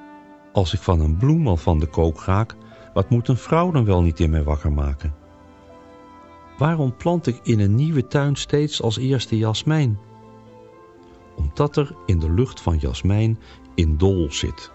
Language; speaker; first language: Dutch; native; Dutch